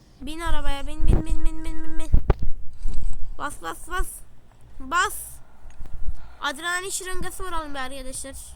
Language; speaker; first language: Turkish; native; Turkish